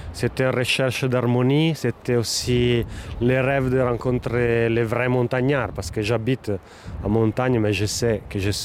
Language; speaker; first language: French; non-native, fluent; Italian